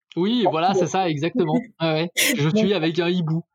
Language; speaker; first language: French; native; French